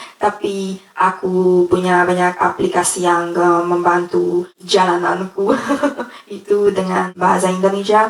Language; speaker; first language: Indonesian; non-native, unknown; Hungarian